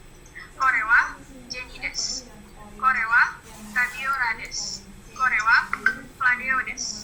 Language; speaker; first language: Japanese; non-native, learner; Indonesian